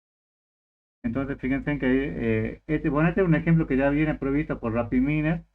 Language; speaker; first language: Spanish; native; Spanish